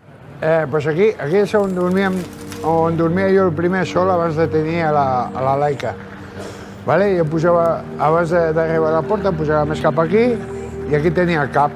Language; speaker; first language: Catalan; non-native, local second language; Spanish